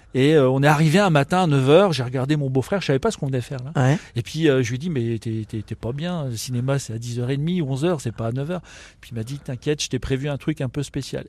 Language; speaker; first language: French; native; French